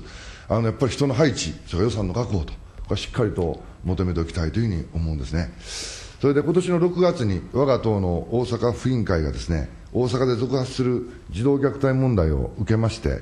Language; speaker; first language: Japanese; native; Japanese